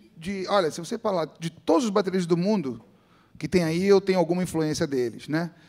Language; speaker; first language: Portuguese; native; Portuguese